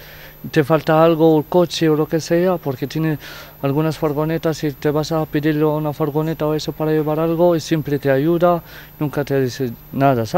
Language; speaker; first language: Spanish; non-native, fluent; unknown